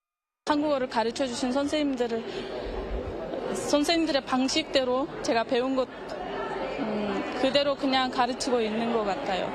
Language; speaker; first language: Korean; non-native, fluent; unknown